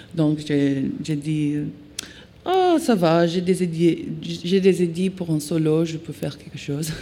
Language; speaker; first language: French; non-native, learner; English